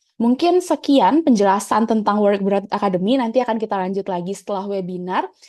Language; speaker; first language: Indonesian; native; Indonesian